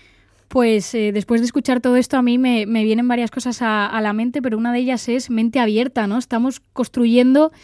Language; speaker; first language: Spanish; native; Spanish